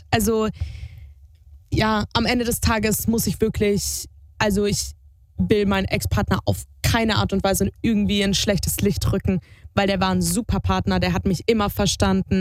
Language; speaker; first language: German; native; German